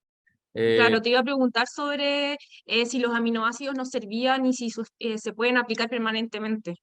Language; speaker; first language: Spanish; native; Spanish